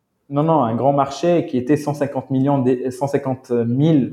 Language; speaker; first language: French; non-native, local second language; Arabic